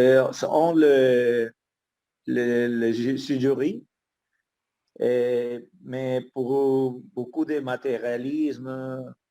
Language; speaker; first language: French; non-native, learner; Spanish